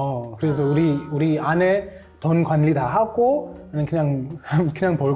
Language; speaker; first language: Korean; non-native, fluent; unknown